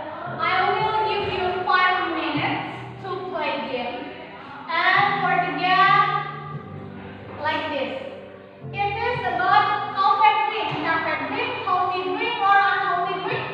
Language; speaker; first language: English; non-native, learner; Indonesian